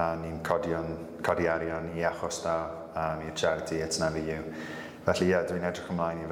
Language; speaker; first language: Welsh; non-native, local second language; English